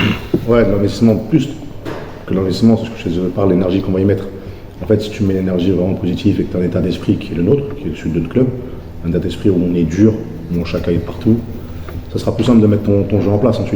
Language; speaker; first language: French; native; French